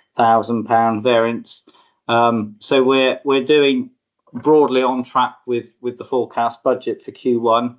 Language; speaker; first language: English; native; English